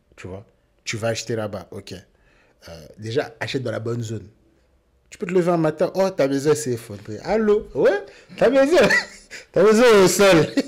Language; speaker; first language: French; early bilingual, other home language; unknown